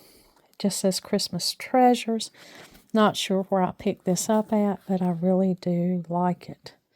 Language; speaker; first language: English; native; English